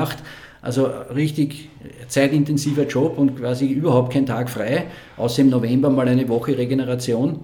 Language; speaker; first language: German; native; German